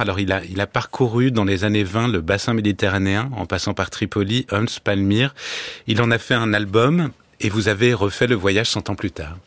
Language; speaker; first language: French; native; French